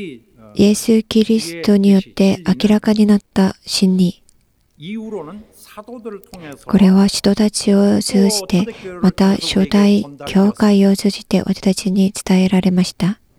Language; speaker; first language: Japanese; non-native, learner; Korean